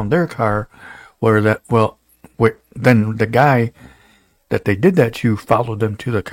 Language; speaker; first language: English; native; English